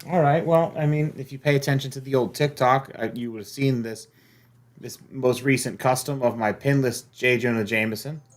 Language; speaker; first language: English; native; English